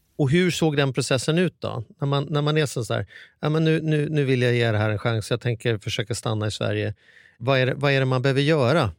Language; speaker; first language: Swedish; native; Swedish